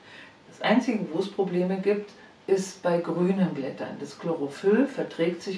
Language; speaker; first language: German; native; German